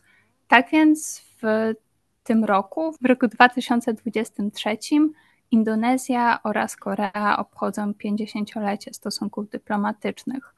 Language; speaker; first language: Polish; native; Polish